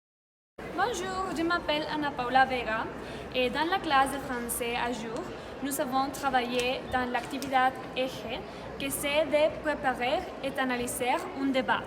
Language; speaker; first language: French; non-native, learner; Spanish